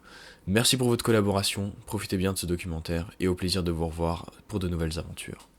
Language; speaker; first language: French; native; French